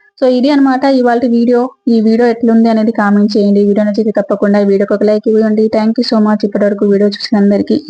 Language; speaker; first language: Telugu; native; Telugu